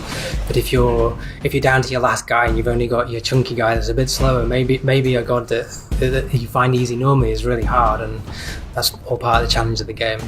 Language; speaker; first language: English; native; English